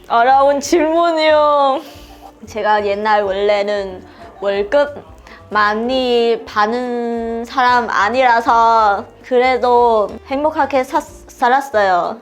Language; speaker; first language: Korean; non-native, learner; Portuguese